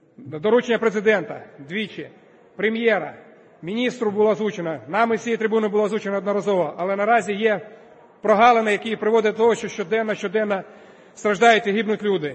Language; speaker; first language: Ukrainian; native; Ukrainian